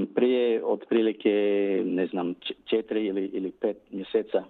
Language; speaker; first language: Serbian; non-native, learner; English